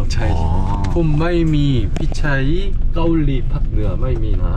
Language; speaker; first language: Thai; non-native, learner; Korean